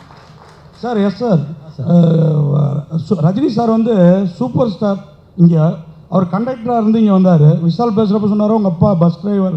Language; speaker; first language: Tamil; native; Tamil